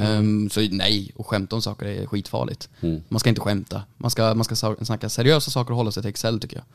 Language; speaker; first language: Swedish; native; Swedish